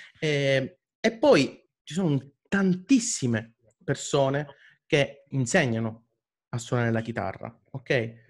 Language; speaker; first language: Italian; native; Italian